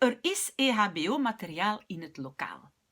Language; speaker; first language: Dutch; non-native, local second language; French